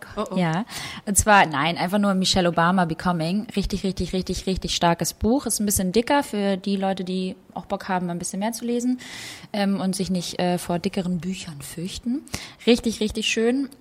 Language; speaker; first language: German; early bilingual, other home language; Albanian